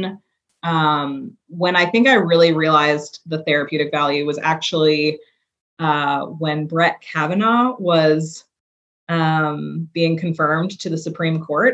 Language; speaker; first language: English; native; English